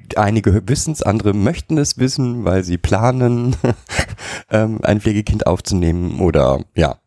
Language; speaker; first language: German; native; German